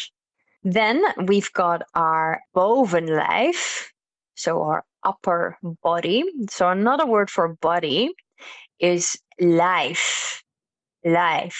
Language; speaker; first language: English; non-native, fluent; Dutch